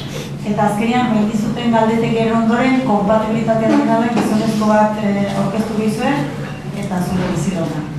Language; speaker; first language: Basque; native; Basque